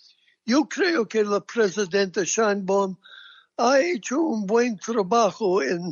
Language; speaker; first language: Spanish; non-native, fluent; English